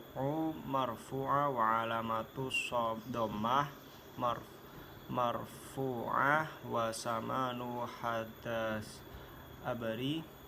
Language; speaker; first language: Arabic; non-native, learner; Indonesian